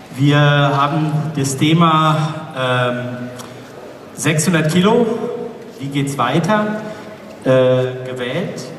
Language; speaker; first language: German; native; German